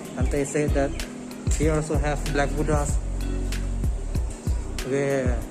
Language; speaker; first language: English; non-native, learner; Thai